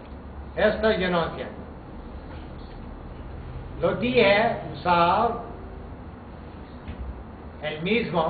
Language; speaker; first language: Spanish; non-native, fluent; English